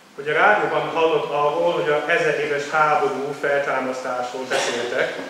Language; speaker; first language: Hungarian; non-native, fluent; German